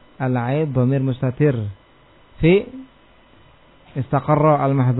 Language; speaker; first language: Arabic; non-native, fluent; Indonesian